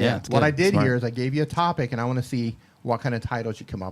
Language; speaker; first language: English; native; English